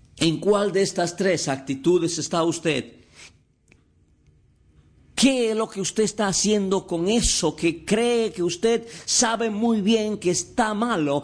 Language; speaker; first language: Spanish; native; Spanish